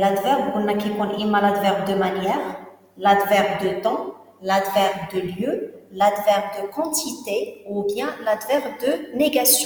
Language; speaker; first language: French; non-native, local second language; Arabic